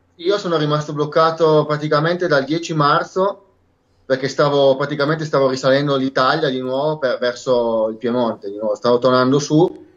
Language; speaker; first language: Italian; native; Italian